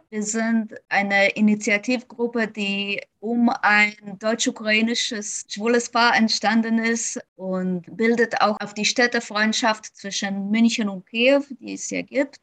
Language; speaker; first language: German; non-native, fluent; Ukrainian